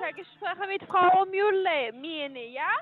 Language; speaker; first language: German; non-native, learner; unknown